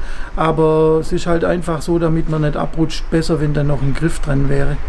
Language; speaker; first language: German; native; German